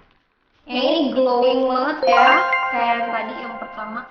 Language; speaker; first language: Indonesian; early bilingual, other home language; Japanese